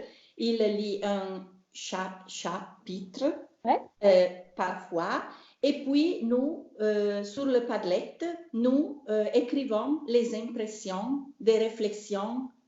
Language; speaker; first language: French; non-native, learner; Italian